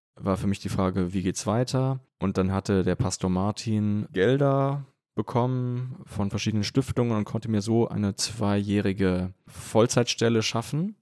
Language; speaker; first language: German; native; German